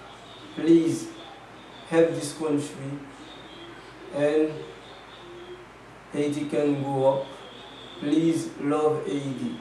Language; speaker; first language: English; non-native, learner; Haitian Creole